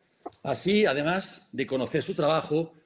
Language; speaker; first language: Spanish; native; Spanish